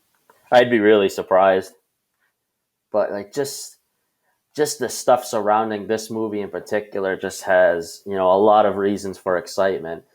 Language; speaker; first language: English; native; English